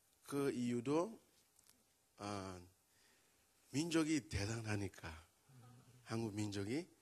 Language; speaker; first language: Korean; non-native, learner; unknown